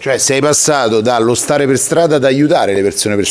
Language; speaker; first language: Italian; native; Italian